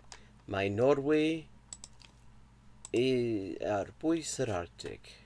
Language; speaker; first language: Welsh; non-native, learner; English